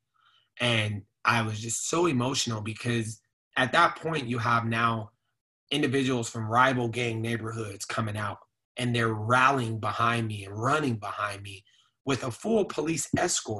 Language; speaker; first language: English; native; English